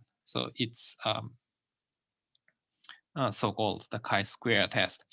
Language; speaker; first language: English; non-native, fluent; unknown